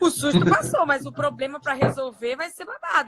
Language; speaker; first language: Portuguese; native; Portuguese